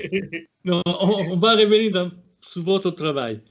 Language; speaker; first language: French; non-native, fluent; Italian